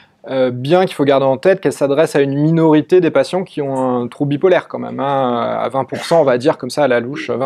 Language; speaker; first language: French; native; French